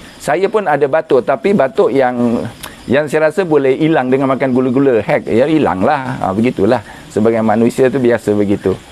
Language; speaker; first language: Malay; native; Malay